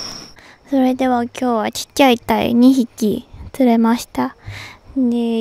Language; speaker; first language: Japanese; non-native, learner; Chinese